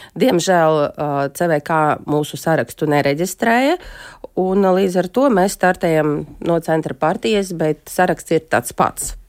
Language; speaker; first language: Latvian; non-native, local second language; Russian